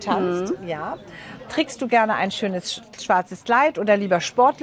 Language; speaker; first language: German; native; German